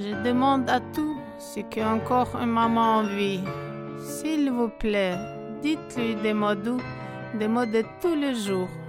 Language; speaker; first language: French; non-native, learner; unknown